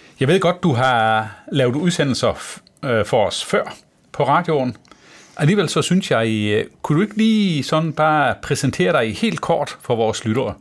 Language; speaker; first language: Danish; native; Danish